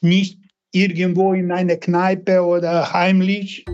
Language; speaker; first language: German; non-native, learner; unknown